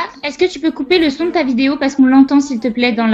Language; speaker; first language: French; native; French